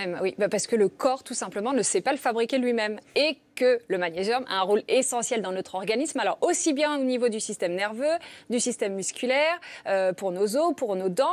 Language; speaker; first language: French; native; French